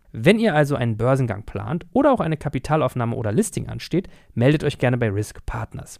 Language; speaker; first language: German; native; German